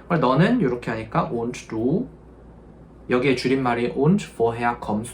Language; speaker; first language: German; non-native, fluent; Korean